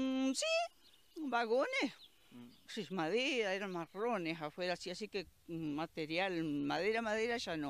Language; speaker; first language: Spanish; native; Spanish